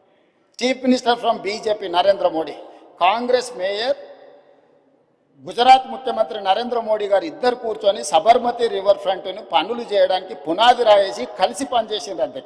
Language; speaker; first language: Telugu; native; Telugu